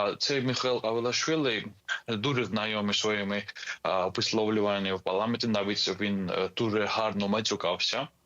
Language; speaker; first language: Ukrainian; non-native, fluent; Georgian